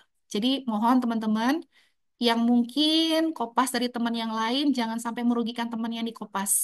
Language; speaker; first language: Indonesian; native; Indonesian